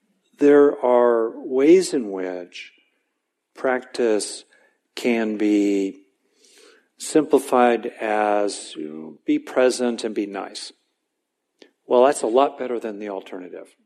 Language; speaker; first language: English; native; English